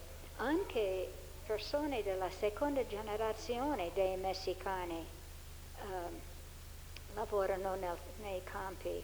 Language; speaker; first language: Italian; non-native, fluent; English